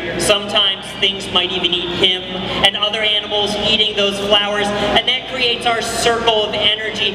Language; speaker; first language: English; native; English